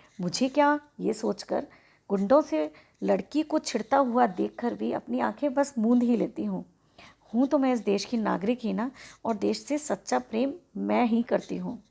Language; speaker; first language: Hindi; native; Hindi